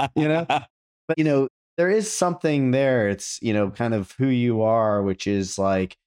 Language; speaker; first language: English; native; English